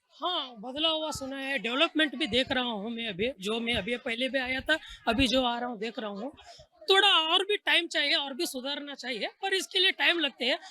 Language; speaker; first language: Hindi; non-native, local second language; Kannada